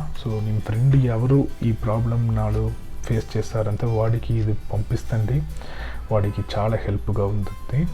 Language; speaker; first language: Telugu; non-native, learner; Kannada